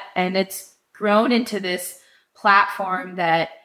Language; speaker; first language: English; native; English